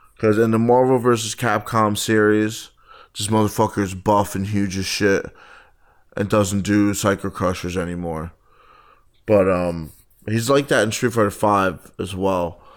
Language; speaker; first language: English; native; English